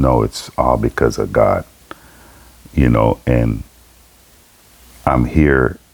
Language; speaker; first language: English; native; English